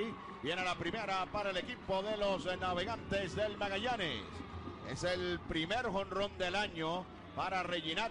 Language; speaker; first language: Spanish; native; Spanish